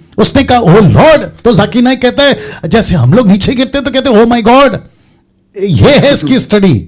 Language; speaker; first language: Hindi; native; Hindi